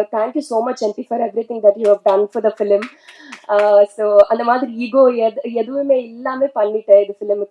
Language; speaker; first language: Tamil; non-native, learner; Telugu